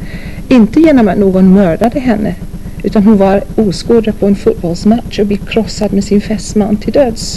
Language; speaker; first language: Swedish; non-native, fluent; English